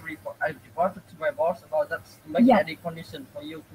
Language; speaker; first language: English; non-native, learner; Vietnamese